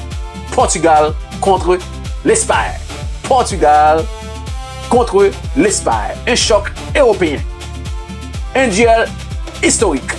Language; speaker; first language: French; non-native, local second language; Haitian Creole